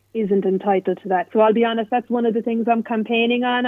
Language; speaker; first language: English; native; English